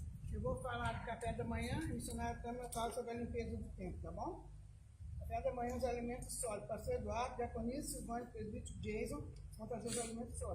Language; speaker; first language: Portuguese; native; Portuguese